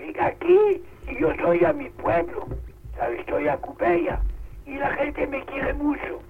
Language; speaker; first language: Spanish; non-native, local second language; Catalan